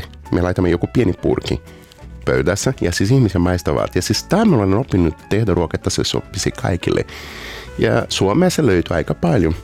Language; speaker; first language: Finnish; non-native, learner; Portuguese